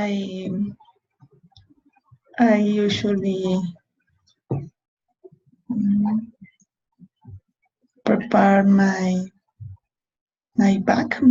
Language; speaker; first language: English; non-native, learner; Spanish